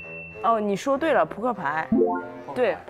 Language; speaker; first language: Chinese; native; Chinese